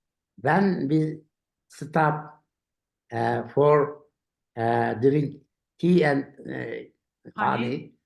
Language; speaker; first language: English; non-native, learner; Turkish